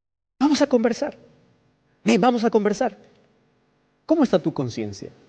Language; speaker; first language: Spanish; native; Spanish